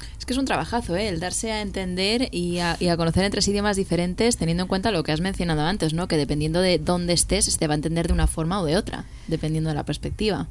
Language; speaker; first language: Spanish; native; Spanish